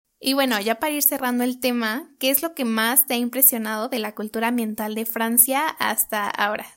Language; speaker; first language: Spanish; native; Spanish